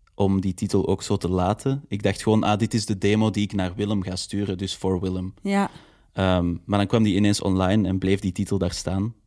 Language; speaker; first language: Dutch; native; Dutch